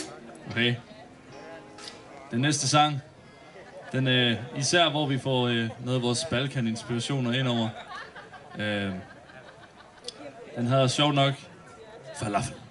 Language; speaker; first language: Danish; native; Danish